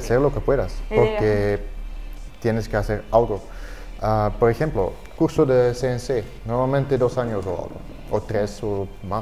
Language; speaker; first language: Spanish; non-native, fluent; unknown